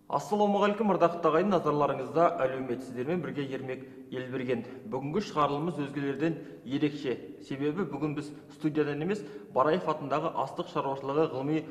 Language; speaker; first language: Kazakh; native; Kazakh